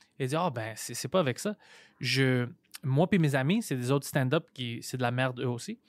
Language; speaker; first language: French; non-native, local second language; Greek